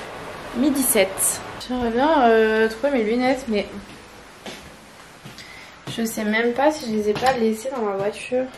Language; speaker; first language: French; native; French